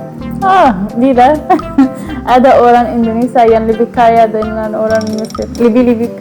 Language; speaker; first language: Indonesian; non-native, learner; Arabic